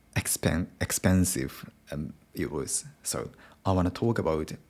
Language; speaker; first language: English; non-native, learner; Japanese